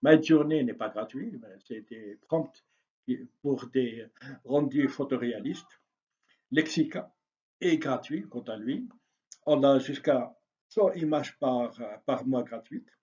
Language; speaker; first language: French; non-native, local second language; Arabic